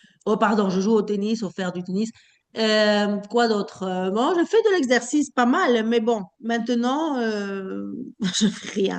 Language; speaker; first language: French; non-native, fluent; Spanish